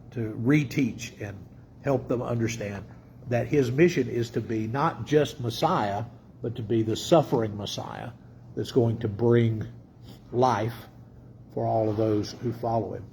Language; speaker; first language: English; native; English